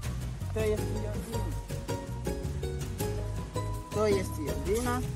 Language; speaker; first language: Polish; non-native, learner; Swahili